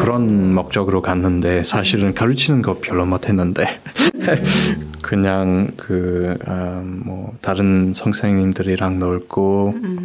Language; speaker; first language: Korean; non-native, fluent; English